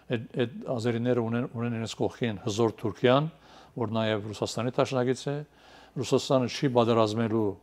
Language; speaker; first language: Armenian; early bilingual, heritage; Armenian